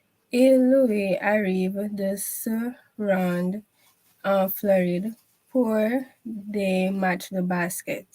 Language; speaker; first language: French; non-native, learner; English